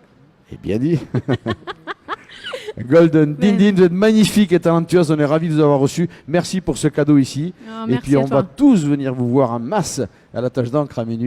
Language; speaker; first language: French; native; French